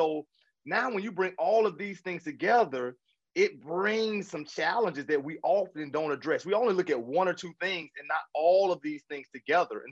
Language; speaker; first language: English; native; English